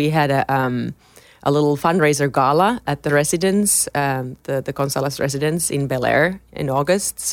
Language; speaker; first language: English; non-native, fluent; Finnish